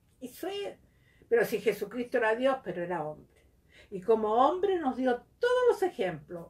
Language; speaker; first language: Spanish; native; Spanish